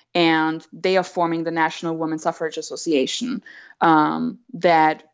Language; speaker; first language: English; non-native, fluent; German